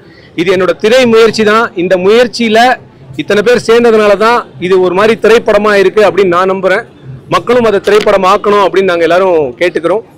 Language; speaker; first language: Tamil; native; Tamil